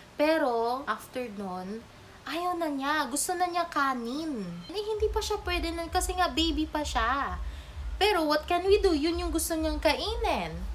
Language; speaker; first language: Filipino; non-native, local second language; Cebuano